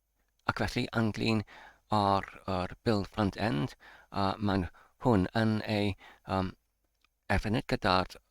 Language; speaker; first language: Welsh; non-native, fluent; English